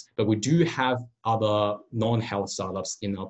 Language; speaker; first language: English; non-native, local second language; Cantonese